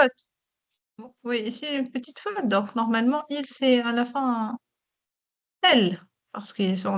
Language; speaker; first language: French; non-native, local second language; Arabic